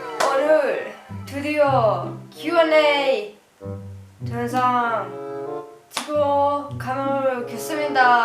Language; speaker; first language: Korean; non-native, learner; Finnish